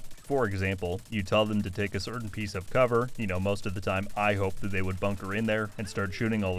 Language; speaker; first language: English; native; English